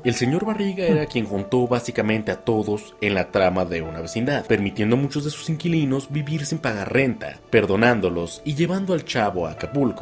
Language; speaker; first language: Spanish; native; Spanish